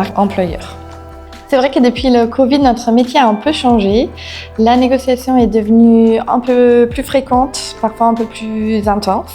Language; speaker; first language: French; non-native, fluent; German